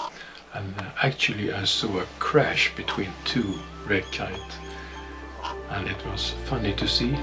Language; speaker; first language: English; non-native, fluent; Swedish